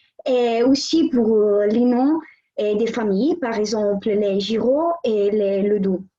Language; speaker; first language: French; non-native, learner; Italian